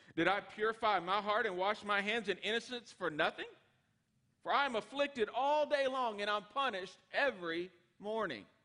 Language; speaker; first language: English; native; English